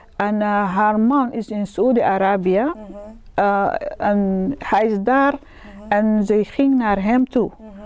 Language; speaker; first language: Dutch; non-native, learner; Arabic